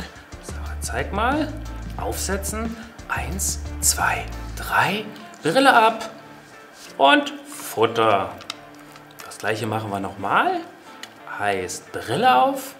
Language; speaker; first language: German; native; German